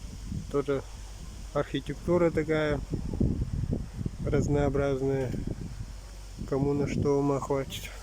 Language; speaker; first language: Russian; native; Russian